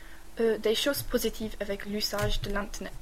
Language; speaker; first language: French; non-native, learner; English